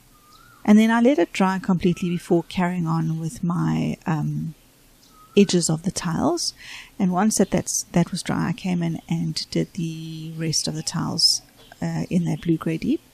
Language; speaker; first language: English; native; English